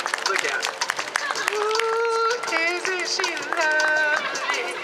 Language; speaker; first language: English; native; English